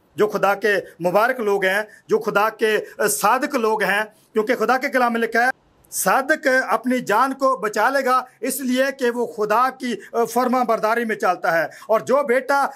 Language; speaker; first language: Urdu; non-native, local second language; Punjabi